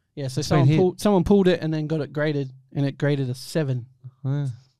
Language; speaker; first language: English; native; English